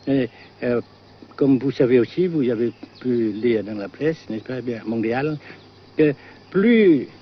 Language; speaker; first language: French; non-native, local second language; Vietnamese